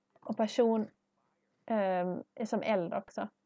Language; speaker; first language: Swedish; non-native, learner; English